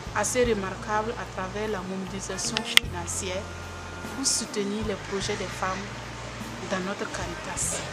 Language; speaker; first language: French; non-native, local second language; Mossi